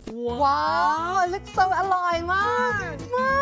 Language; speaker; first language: Thai; non-native, fluent; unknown